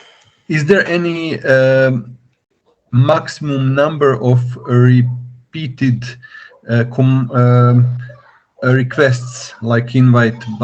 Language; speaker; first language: English; non-native, learner; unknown